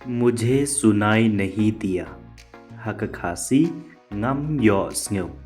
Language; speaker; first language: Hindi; non-native, local second language; Khasi